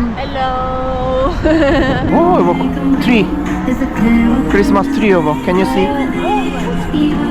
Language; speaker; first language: English; non-native, learner; Korean